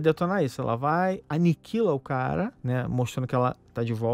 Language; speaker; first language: Portuguese; native; Portuguese